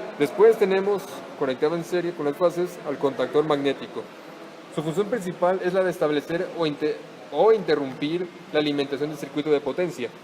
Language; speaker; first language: Spanish; native; Spanish